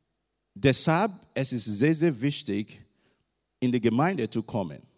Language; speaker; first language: German; non-native, learner; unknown